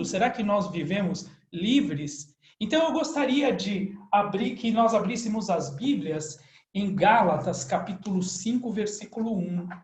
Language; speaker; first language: Portuguese; native; Portuguese